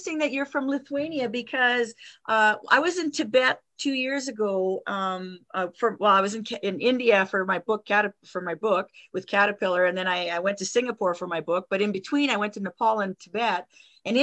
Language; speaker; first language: English; non-native, fluent; French